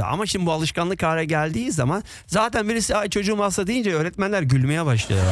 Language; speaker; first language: Turkish; early bilingual, heritage; Turkish